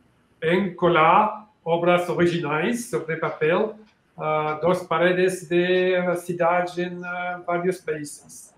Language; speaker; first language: Portuguese; non-native, learner; French